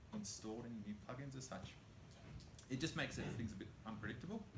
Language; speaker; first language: English; native; English